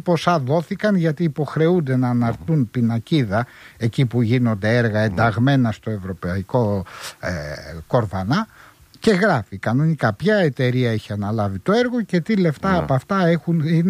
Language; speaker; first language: Greek; native; Greek